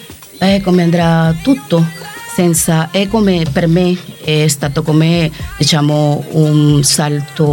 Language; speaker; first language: Italian; non-native, fluent; Spanish